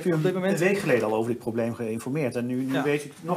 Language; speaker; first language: Dutch; native; Dutch